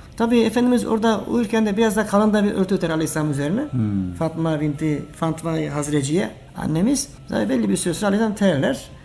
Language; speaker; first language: Turkish; native; Turkish